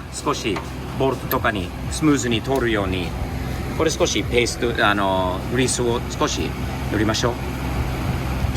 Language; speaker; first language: Japanese; non-native, fluent; English